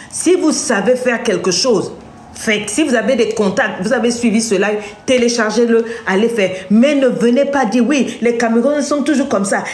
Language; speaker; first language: French; non-native, local second language; Lingala